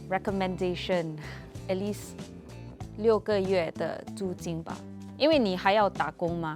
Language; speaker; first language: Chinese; non-native, local second language; English